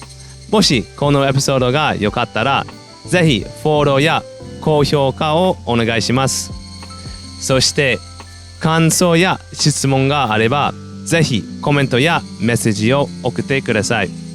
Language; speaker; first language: Japanese; non-native, fluent; English